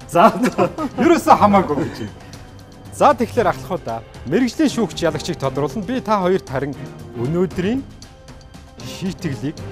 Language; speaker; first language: Mongolian; native; Mongolian